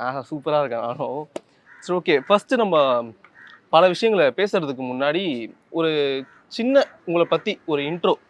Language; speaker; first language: Tamil; native; Tamil